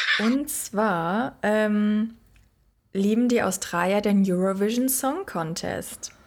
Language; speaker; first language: German; native; German